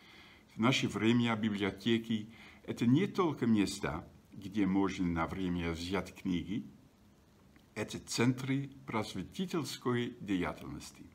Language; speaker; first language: Russian; non-native, fluent; Dutch